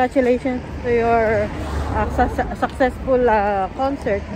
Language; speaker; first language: English; non-native, local second language; Filipino